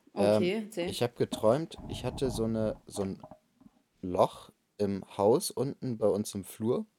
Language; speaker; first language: German; native; German